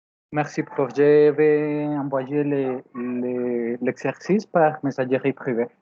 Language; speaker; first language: French; non-native, learner; Spanish